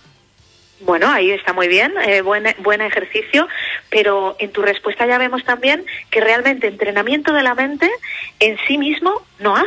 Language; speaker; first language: Spanish; native; Spanish